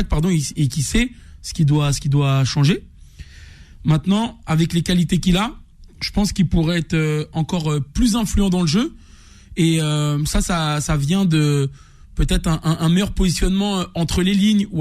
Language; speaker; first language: French; native; French